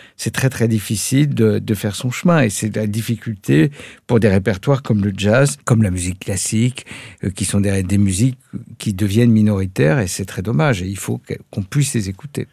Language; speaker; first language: French; native; French